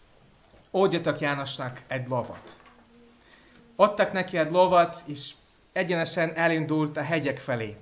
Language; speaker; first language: Hungarian; non-native, fluent; English